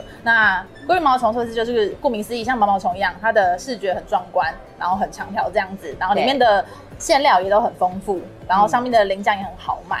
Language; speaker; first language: Chinese; native; Chinese